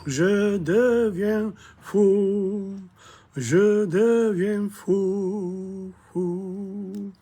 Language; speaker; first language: French; non-native, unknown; English